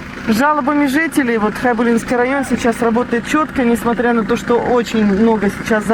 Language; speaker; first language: Russian; native; Russian